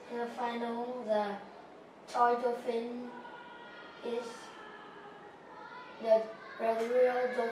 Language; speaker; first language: English; non-native, learner; Vietnamese